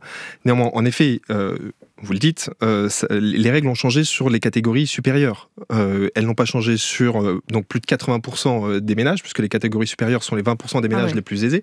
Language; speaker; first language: French; native; French